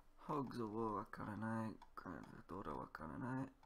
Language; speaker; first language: Japanese; non-native, learner; English